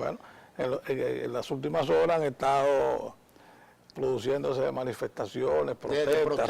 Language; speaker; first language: Spanish; native; Spanish